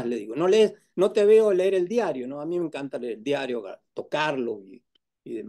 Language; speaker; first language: Spanish; native; Spanish